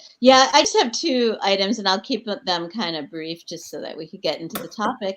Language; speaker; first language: English; native; English